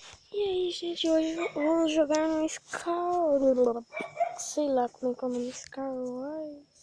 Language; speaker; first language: Portuguese; native; Portuguese